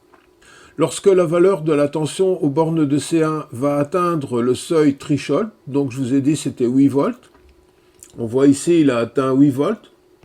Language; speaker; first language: French; native; French